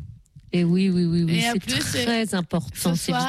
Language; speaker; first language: French; native; French